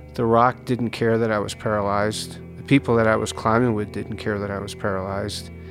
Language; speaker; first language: English; native; English